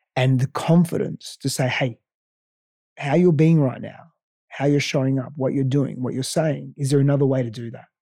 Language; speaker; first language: English; non-native, local second language; Greek